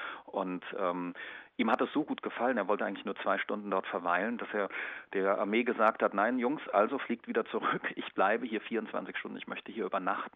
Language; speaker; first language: German; native; German